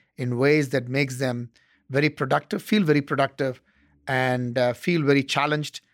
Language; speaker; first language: English; non-native, local second language; Tamil